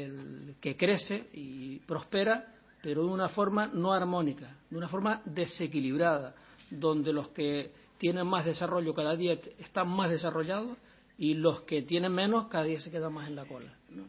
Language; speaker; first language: Spanish; native; Spanish